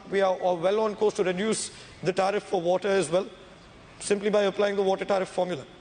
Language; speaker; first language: English; non-native, local second language; Tamil